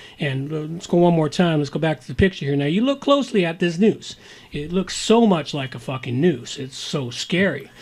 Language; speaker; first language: English; native; English